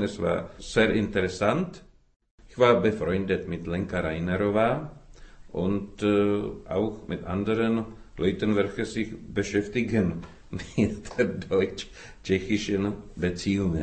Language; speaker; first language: German; non-native, fluent; Czech